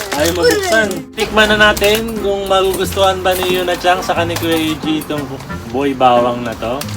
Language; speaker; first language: Filipino; native; Filipino